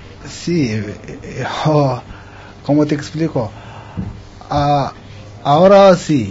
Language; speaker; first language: Spanish; non-native, learner; Arabic